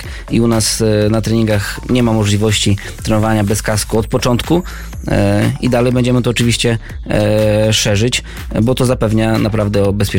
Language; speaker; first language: Polish; native; Polish